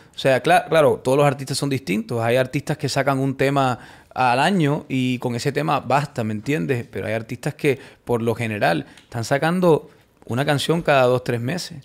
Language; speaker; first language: Spanish; early bilingual, heritage; Spanish